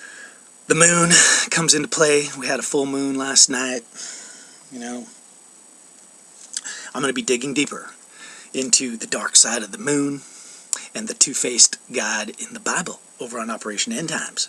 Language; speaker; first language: English; native; English